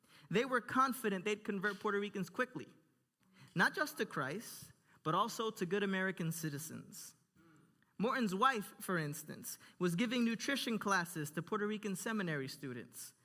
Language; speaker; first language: English; early bilingual, other home language; Spanish